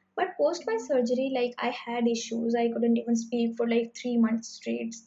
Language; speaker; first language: English; non-native, local second language; Hindi